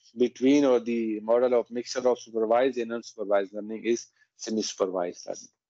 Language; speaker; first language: English; non-native, local second language; Urdu